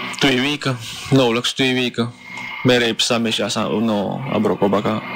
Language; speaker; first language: Dutch; non-native, fluent; Chinese